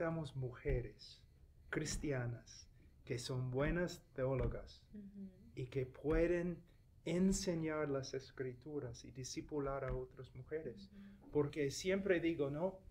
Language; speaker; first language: Spanish; non-native, fluent; English